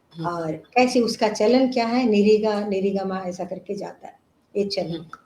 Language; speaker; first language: Hindi; non-native, local second language; Telugu